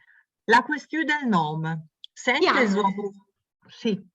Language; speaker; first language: Italian; native; Italian